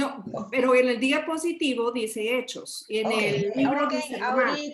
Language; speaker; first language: Spanish; early bilingual, heritage; English